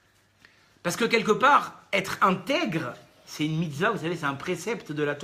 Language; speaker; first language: French; native; French